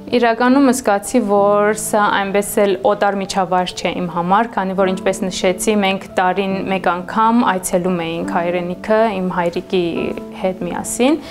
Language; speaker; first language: Armenian; early bilingual, heritage; Armenian